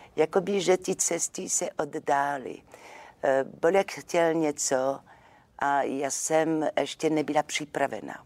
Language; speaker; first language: Czech; non-native, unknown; French